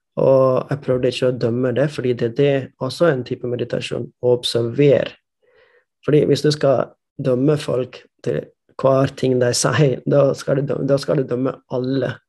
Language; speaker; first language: Norwegian; non-native, fluent; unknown